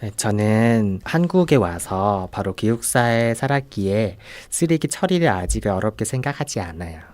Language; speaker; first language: Korean; non-native, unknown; Vietnamese